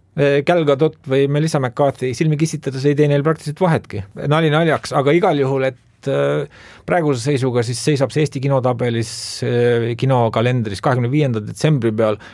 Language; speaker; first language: Estonian; native; Estonian